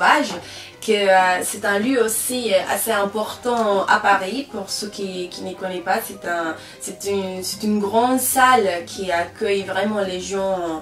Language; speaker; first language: French; non-native, fluent; Spanish